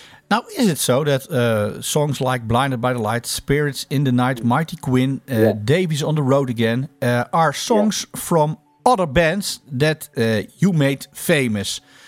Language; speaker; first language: English; non-native, fluent; Dutch